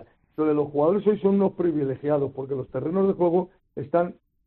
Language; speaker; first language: Spanish; native; Spanish